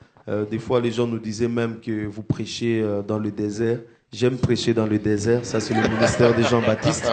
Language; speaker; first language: French; non-native, local second language; Lingala